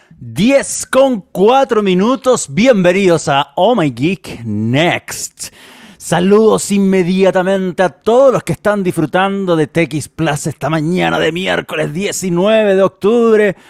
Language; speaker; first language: Spanish; native; Spanish